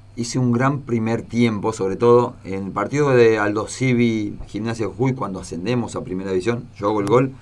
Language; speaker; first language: Spanish; native; Spanish